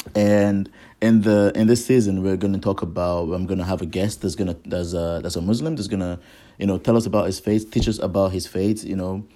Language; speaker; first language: English; non-native, local second language; Igbo